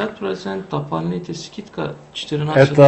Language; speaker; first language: Russian; non-native, learner; Turkish